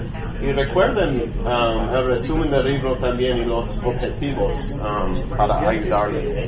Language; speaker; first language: Spanish; non-native, learner; English